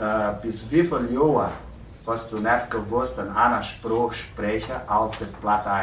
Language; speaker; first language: German; early bilingual, heritage; German